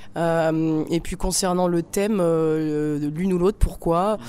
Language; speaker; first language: French; native; French